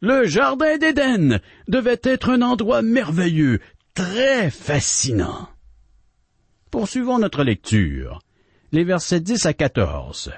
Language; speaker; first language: French; native; French